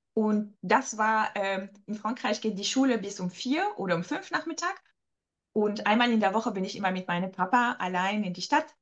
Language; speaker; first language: German; non-native, fluent; French